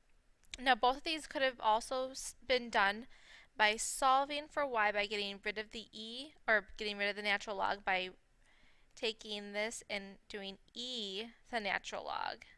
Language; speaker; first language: English; native; English